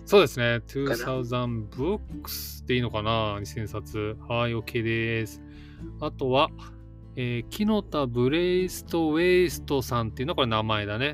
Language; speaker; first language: Japanese; native; Japanese